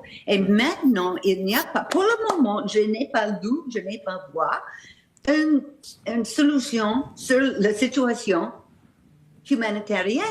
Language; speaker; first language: French; non-native, fluent; English